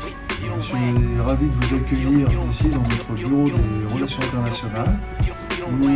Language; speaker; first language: French; native; French